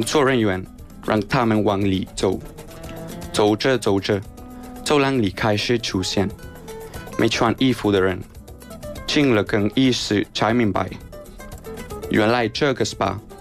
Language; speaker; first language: Chinese; non-native, learner; Spanish